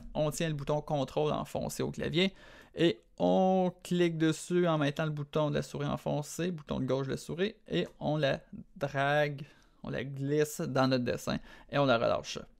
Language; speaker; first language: French; native; French